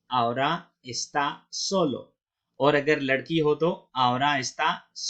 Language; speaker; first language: Spanish; non-native, fluent; Urdu